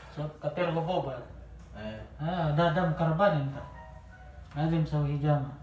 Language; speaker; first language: Arabic; non-native, learner; Indonesian